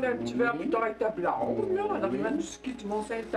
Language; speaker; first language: French; native; French